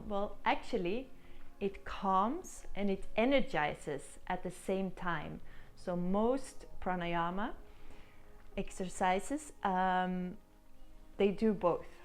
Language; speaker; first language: English; non-native, fluent; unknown